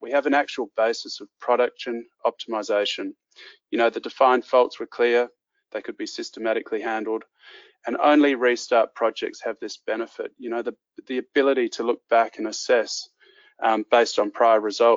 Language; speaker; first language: English; native; English